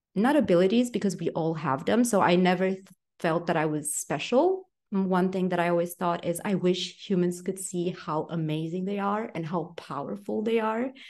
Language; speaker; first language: English; non-native, fluent; Romanian